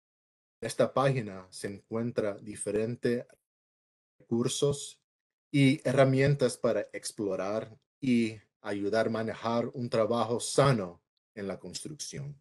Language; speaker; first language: Spanish; early bilingual, heritage; English